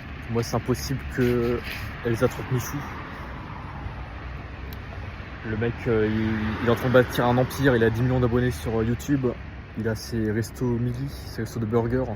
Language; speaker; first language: French; native; French